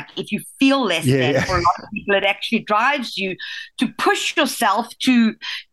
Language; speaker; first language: English; native; English